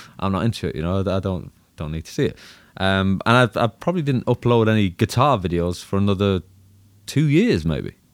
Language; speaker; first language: English; native; English